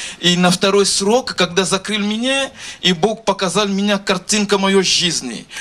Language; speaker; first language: Russian; non-native, learner; Lingala